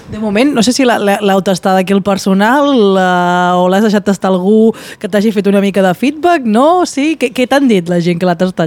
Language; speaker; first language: Catalan; native; Catalan